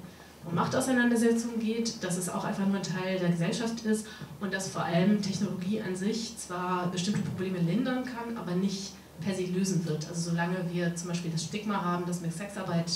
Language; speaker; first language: German; native; German